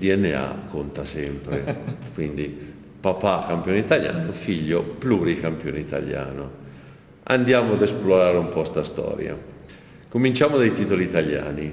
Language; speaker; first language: Italian; native; Italian